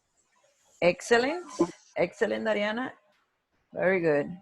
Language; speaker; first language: English; non-native, fluent; Spanish